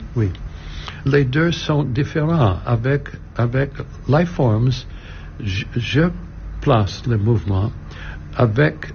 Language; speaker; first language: French; non-native, learner; English